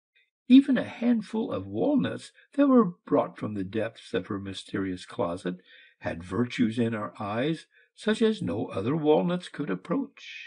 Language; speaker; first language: English; native; English